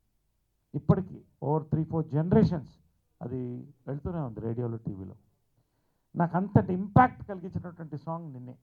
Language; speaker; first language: Telugu; native; Telugu